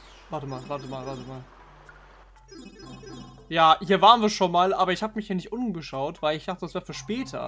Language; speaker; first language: German; native; German